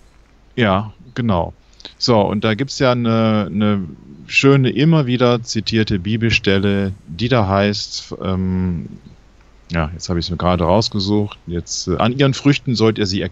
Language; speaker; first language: German; native; German